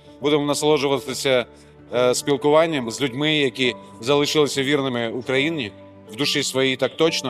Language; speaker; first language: Ukrainian; native; Ukrainian